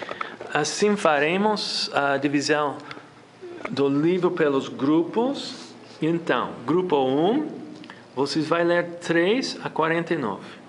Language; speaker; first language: Portuguese; non-native, fluent; English